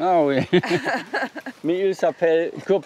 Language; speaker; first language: French; non-native, learner; German